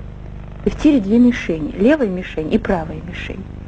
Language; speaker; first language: Russian; native; Russian